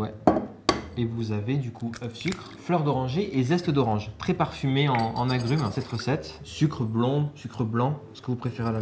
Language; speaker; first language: French; native; French